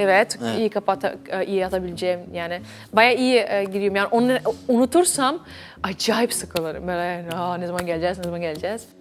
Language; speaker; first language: Turkish; early bilingual, heritage; Dutch